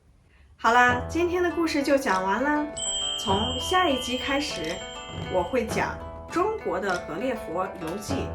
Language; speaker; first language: Chinese; native; Chinese